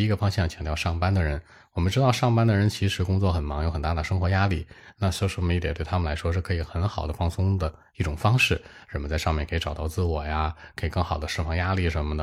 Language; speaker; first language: Chinese; native; Chinese